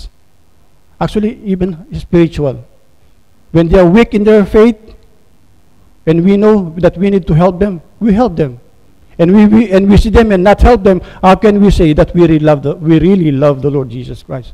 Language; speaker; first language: English; non-native, local second language; Filipino